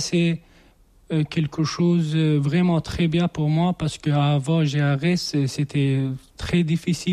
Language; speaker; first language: French; non-native, learner; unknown